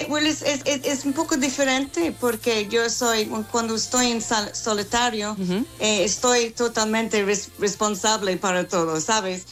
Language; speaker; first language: Spanish; non-native, learner; English